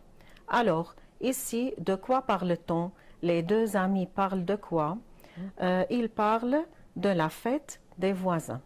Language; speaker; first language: French; non-native, fluent; Arabic